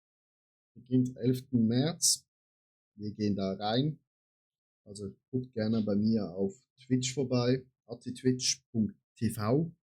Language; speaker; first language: German; native; German